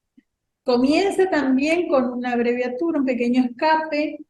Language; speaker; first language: Spanish; native; Spanish